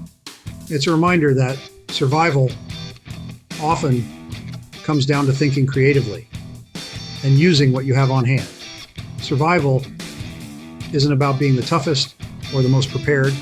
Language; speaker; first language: English; native; English